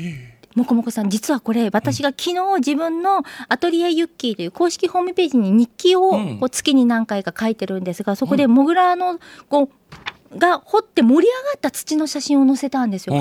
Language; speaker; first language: Japanese; native; Japanese